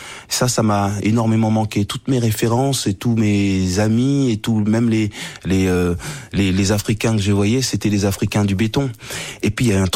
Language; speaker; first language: French; native; French